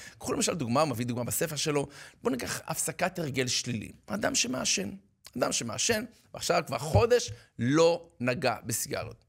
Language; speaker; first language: Hebrew; native; Hebrew